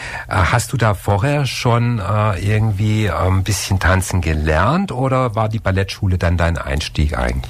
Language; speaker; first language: German; native; German